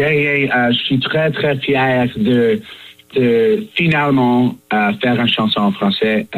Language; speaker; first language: French; non-native, fluent; English